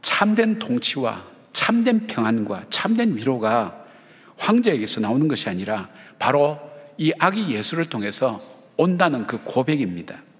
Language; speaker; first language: Korean; native; Korean